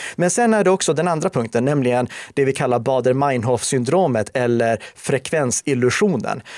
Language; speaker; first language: Swedish; native; Swedish